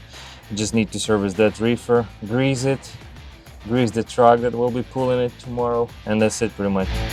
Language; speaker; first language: English; non-native, fluent; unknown